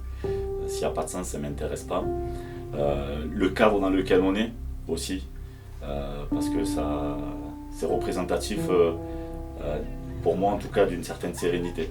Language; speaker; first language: French; native; French